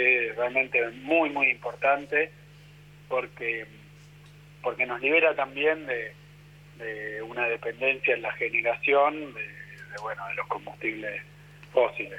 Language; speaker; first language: Spanish; native; Spanish